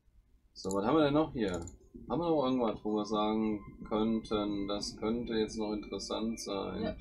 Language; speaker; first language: German; native; German